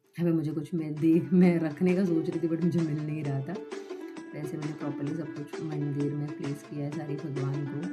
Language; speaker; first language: Hindi; non-native, local second language; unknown